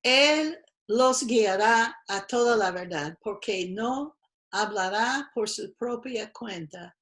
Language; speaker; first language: Spanish; non-native, fluent; English